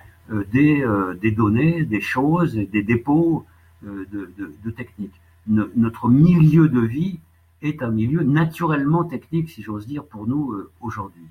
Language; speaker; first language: French; native; French